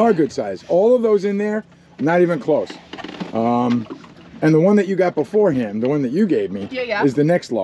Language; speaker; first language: English; native; English